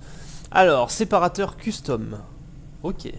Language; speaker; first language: French; native; French